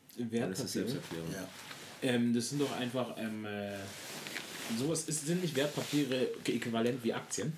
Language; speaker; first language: German; native; German